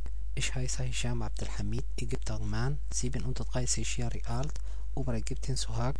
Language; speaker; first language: German; non-native, learner; Arabic